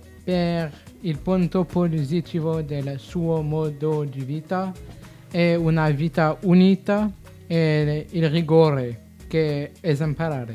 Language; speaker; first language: Italian; non-native, learner; French